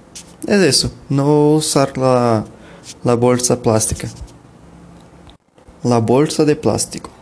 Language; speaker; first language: Spanish; non-native, learner; Portuguese